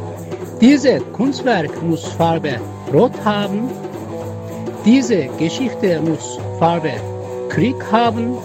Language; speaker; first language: German; non-native, learner; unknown